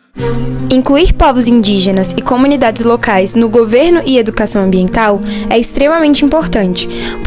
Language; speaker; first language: Portuguese; native; Portuguese